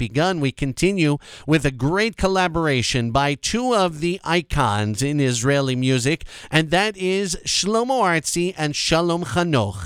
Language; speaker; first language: English; native; English